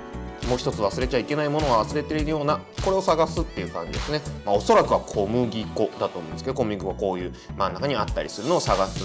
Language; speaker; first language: Japanese; native; Japanese